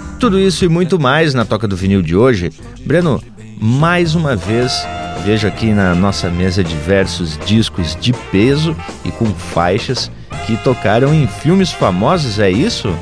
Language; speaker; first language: Portuguese; native; Portuguese